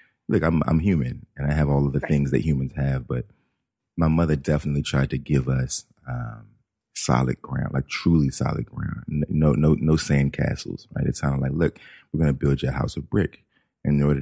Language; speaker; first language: English; native; English